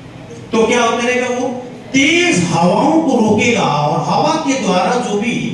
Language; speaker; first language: Hindi; native; Hindi